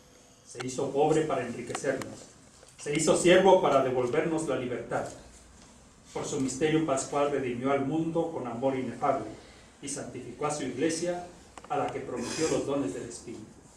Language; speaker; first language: Spanish; native; Spanish